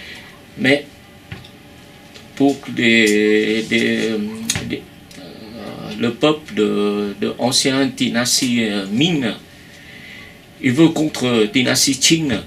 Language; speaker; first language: French; non-native, fluent; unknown